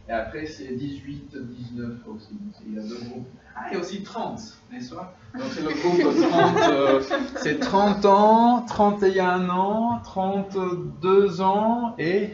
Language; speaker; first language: French; non-native, fluent; English